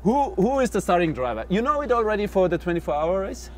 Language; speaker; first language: English; non-native, fluent; German